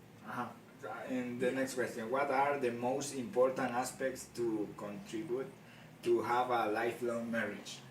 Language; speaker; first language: English; non-native, learner; Spanish